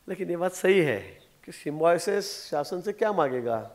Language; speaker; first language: Hindi; non-native, local second language; Marathi